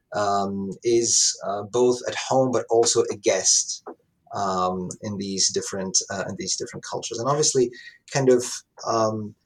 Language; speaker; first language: English; non-native, fluent; Italian